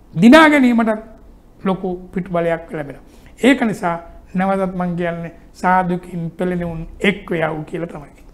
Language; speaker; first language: Sinhala; native; Sinhala